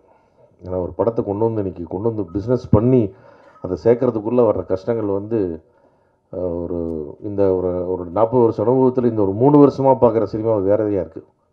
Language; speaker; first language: Tamil; native; Tamil